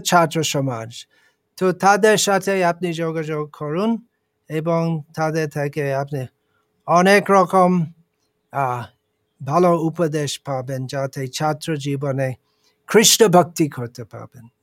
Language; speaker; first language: Bangla; non-native, fluent; English